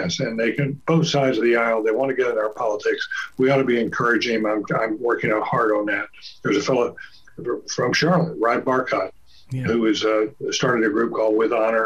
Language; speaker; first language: English; native; English